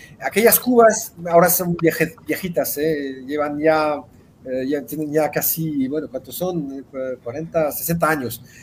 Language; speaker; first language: Spanish; early bilingual, heritage; Spanish